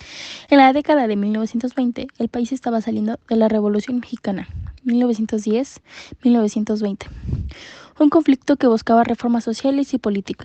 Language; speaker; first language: Spanish; native; Spanish